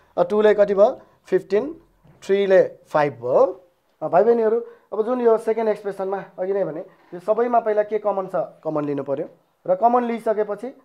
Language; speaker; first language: Nepali; non-native, local second language; Newari